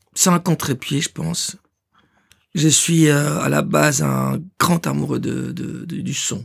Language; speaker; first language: French; non-native, local second language; Lingala